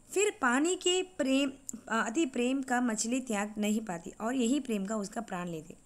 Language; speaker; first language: Hindi; non-native, local second language; Tamil